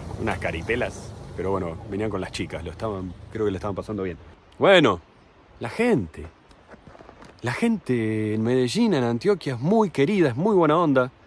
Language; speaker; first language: Spanish; native; Spanish